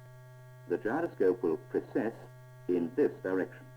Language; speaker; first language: English; native; English